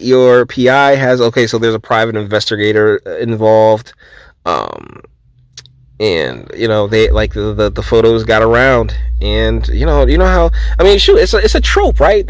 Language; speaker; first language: English; native; English